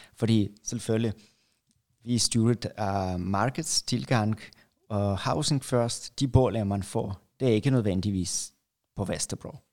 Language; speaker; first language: Danish; non-native, fluent; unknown